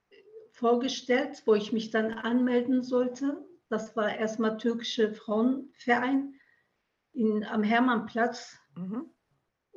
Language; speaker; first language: German; early bilingual, other home language; Turkish